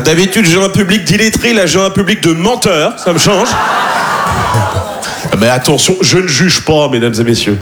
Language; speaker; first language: French; native; French